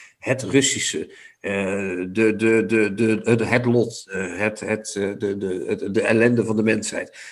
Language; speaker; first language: Dutch; native; Dutch